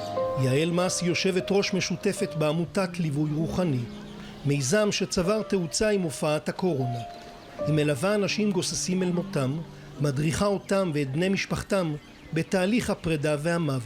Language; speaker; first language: Hebrew; native; Hebrew